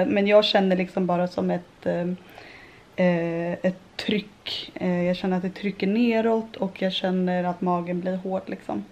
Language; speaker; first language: Swedish; native; Swedish